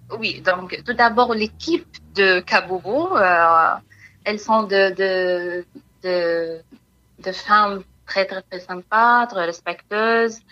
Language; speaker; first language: French; non-native, learner; Arabic